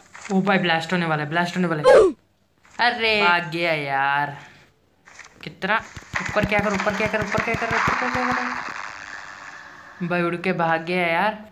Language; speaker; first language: Hindi; native; Hindi